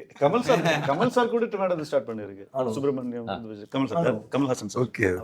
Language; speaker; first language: Tamil; non-native, fluent; Malayalam